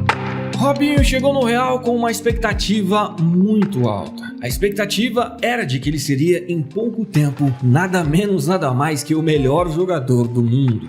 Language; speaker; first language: Portuguese; native; Portuguese